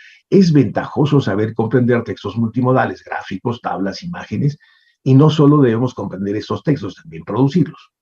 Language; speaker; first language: Spanish; native; Spanish